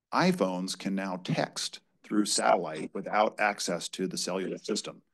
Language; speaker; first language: English; native; English